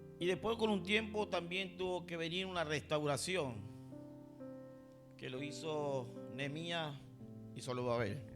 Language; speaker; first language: Spanish; native; Spanish